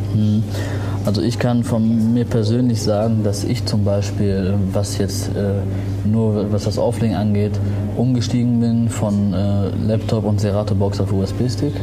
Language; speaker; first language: German; early bilingual, other home language; Arabic